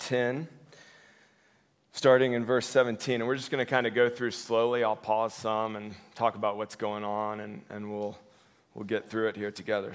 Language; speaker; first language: English; native; English